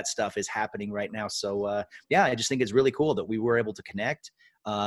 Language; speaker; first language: English; native; English